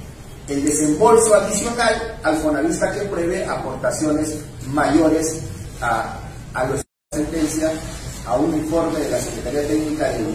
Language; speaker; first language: Spanish; native; Spanish